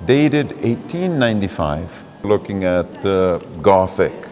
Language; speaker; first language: English; non-native, fluent; Italian